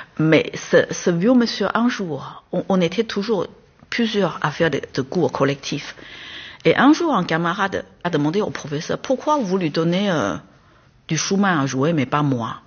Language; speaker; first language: French; non-native, fluent; Chinese